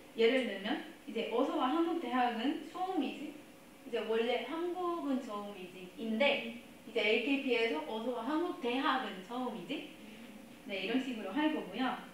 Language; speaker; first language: Korean; non-native, fluent; Spanish